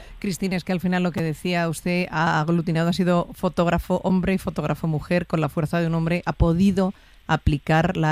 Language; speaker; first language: Spanish; native; Spanish